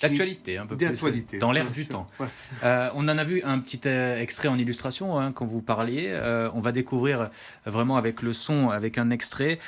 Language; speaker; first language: French; native; French